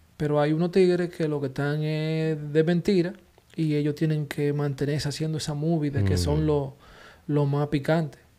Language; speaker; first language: Spanish; early bilingual, heritage; Spanish